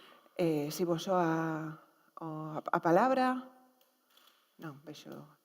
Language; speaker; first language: Galician; native; Galician